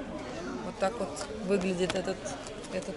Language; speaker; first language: Russian; native; Russian